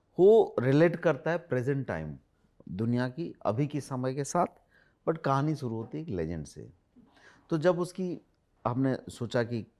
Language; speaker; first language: Hindi; non-native, local second language; Odia